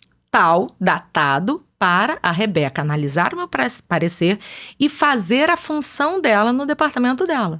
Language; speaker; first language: Portuguese; native; Portuguese